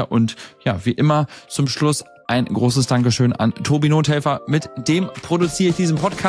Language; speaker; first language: German; native; German